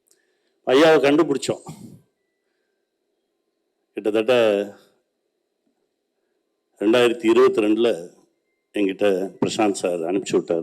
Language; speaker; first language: Tamil; native; Tamil